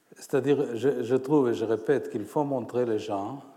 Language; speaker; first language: French; non-native, fluent; Hebrew